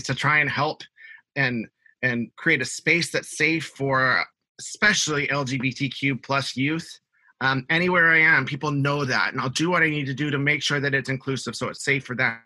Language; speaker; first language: English; native; English